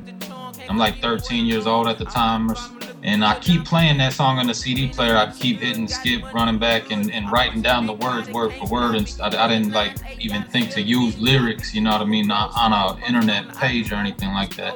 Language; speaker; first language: English; native; English